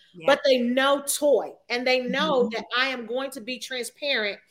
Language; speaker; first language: English; native; English